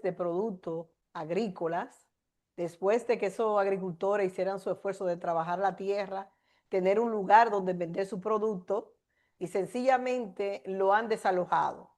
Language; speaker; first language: Spanish; native; Spanish